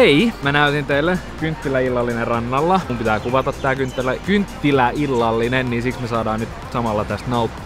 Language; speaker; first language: Finnish; native; Finnish